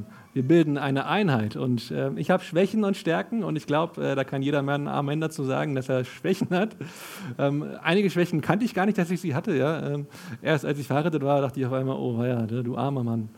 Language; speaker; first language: German; native; German